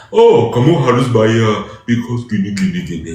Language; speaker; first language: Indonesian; non-native, fluent; English